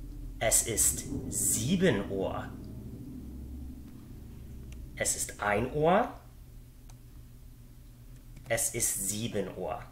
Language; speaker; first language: German; non-native, fluent; English